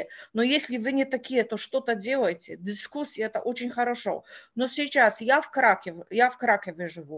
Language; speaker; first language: Russian; non-native, fluent; Polish